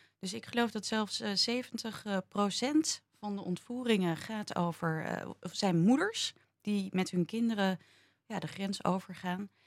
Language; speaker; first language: Dutch; native; Dutch